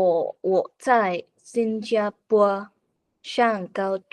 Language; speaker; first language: Chinese; non-native, learner; Vietnamese